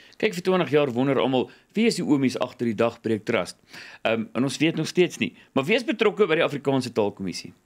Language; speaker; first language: Afrikaans; native; Afrikaans